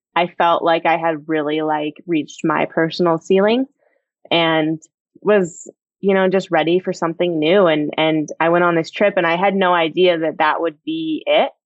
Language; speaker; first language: English; native; English